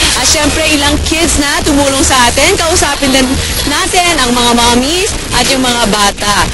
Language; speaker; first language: Filipino; non-native, fluent; Korean